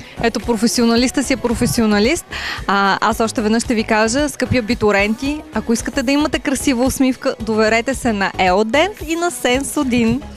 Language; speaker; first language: Bulgarian; native; Bulgarian